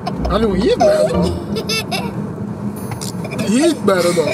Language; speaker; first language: Swedish; native; Swedish